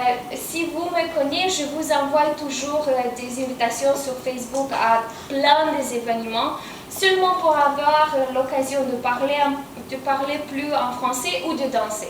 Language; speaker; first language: French; non-native, fluent; Romanian